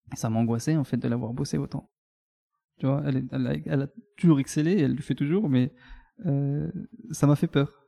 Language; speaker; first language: French; native; French